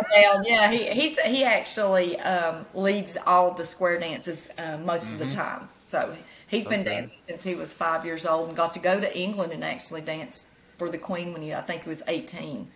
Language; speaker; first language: English; native; English